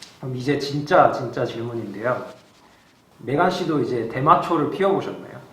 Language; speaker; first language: Korean; native; Korean